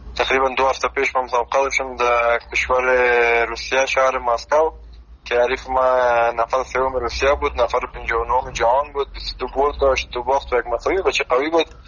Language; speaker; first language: Persian; native; Persian